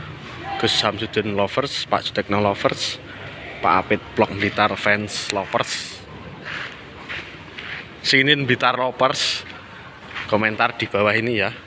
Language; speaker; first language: Indonesian; non-native, local second language; Javanese